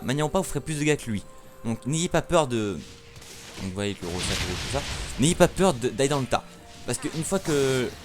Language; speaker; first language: French; native; French